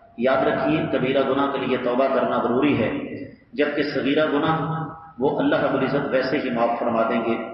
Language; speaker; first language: Urdu; non-native, local second language; Punjabi